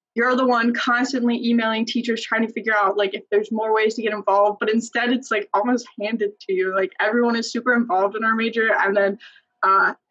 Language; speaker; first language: English; native; English